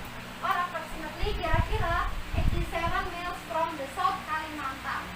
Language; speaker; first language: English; non-native, fluent; Indonesian